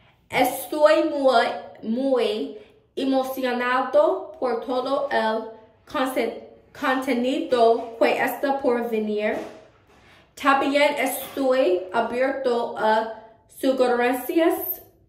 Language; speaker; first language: Spanish; non-native, learner; English